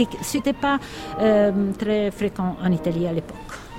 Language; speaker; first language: French; non-native, fluent; Italian